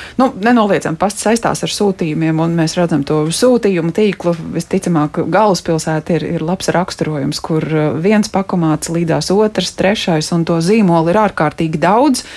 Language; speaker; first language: Latvian; native; Latvian